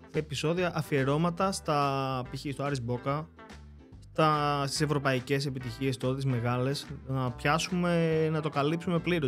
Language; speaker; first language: Greek; native; Greek